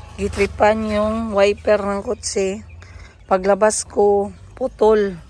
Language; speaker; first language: Filipino; non-native, local second language; Cebuano